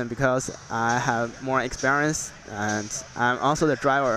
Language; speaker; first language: English; non-native, learner; Chinese